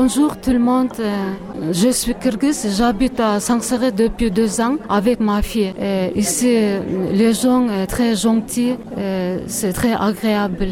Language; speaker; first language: French; non-native, learner; Kyrgyz